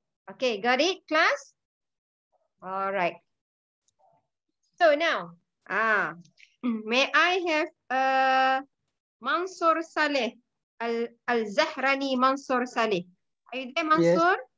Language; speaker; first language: English; non-native, local second language; Malay